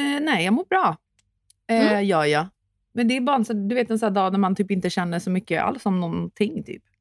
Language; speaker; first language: Swedish; native; Swedish